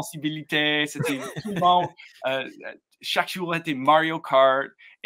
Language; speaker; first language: French; non-native, learner; English